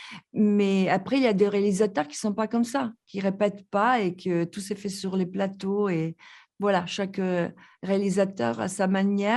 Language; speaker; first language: French; non-native, fluent; Italian